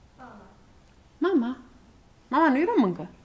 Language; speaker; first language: Romanian; native; Romanian